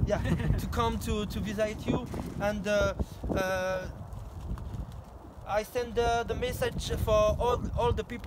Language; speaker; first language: English; non-native, learner; French